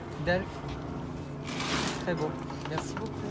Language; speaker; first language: French; non-native, fluent; Polish